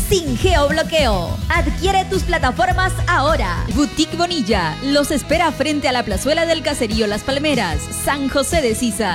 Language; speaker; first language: Spanish; native; Spanish